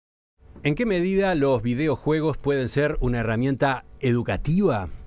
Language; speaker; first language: Spanish; native; Spanish